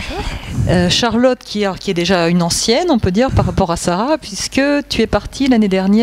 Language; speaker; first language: French; native; French